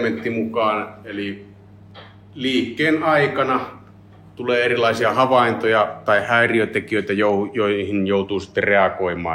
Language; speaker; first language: Finnish; native; Finnish